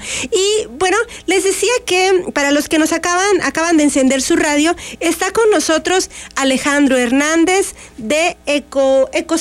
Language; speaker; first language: Spanish; native; Spanish